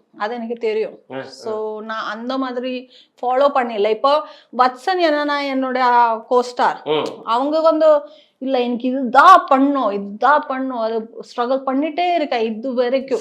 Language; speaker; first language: Tamil; non-native, learner; Malayalam